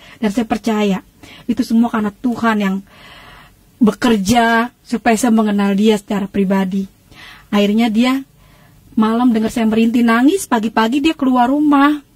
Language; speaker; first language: Indonesian; native; Indonesian